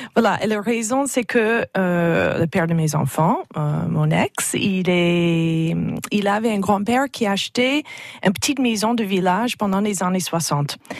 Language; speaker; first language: French; non-native, fluent; English